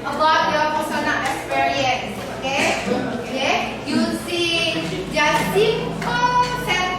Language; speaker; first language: English; non-native, learner; Indonesian